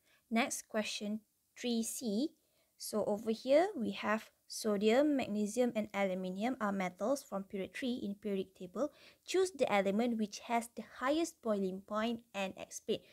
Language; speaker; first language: English; non-native, local second language; Malay